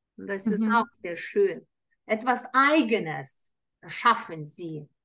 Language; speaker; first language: German; non-native, fluent; Lithuanian